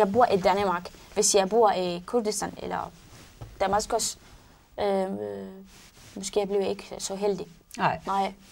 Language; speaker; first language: Danish; non-native, learner; Arabic